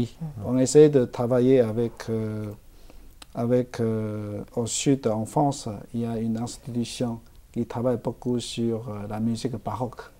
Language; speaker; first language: French; non-native, fluent; Chinese